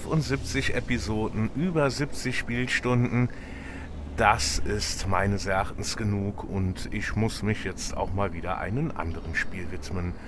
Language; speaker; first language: German; native; German